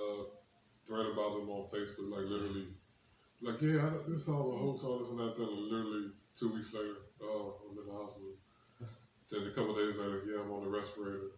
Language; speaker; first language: English; native; English